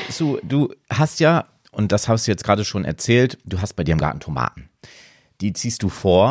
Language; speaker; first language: German; native; German